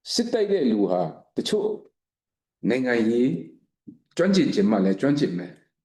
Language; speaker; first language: Burmese; non-native, local second language; Kachin